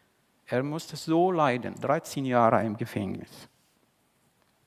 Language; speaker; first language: German; non-native, fluent; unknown